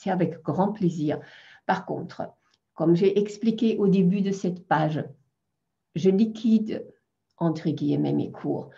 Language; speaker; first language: French; non-native, fluent; German